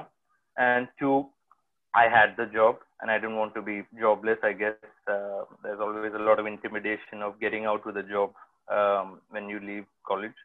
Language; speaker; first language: English; non-native, local second language; Malayalam